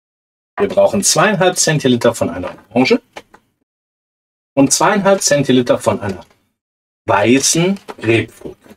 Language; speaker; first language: German; native; German